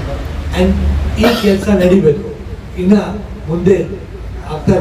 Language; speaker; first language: Kannada; non-native, local second language; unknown